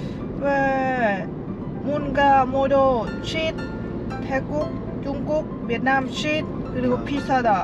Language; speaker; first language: Korean; non-native, learner; Lao